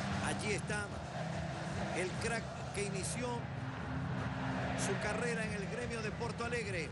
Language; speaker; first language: Spanish; native; Spanish